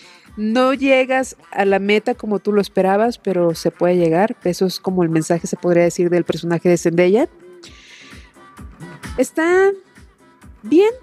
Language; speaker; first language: Spanish; native; Spanish